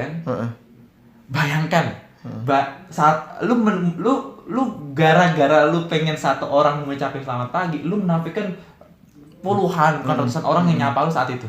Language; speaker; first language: Indonesian; native; Indonesian